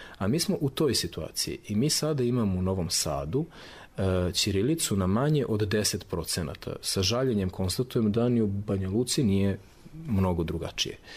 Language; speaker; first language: Serbian; native; Serbian